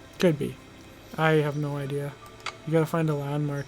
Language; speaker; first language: English; native; English